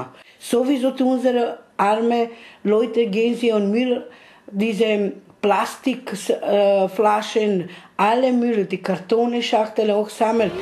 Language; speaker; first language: German; non-native, learner; Romany